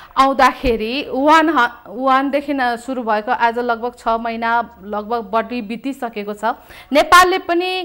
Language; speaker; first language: Nepali; native; Nepali